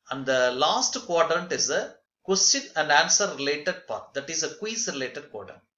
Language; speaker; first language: English; non-native, local second language; Tamil